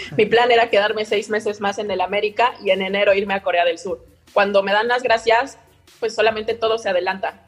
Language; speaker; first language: Spanish; native; Spanish